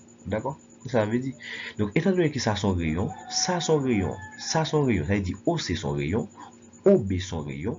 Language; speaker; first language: French; non-native, local second language; Haitian Creole